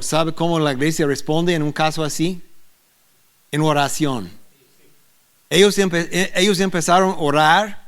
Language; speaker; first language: Spanish; non-native, learner; English